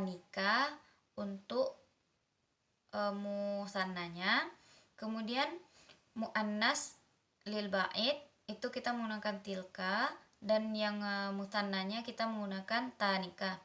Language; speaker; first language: Indonesian; native; Indonesian